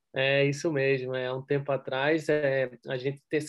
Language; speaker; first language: Portuguese; native; Portuguese